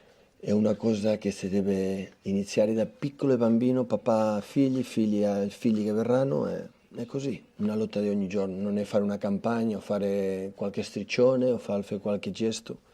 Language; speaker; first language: Italian; non-native, fluent; Catalan